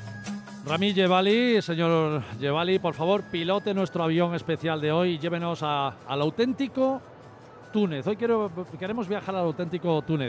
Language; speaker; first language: Spanish; native; Spanish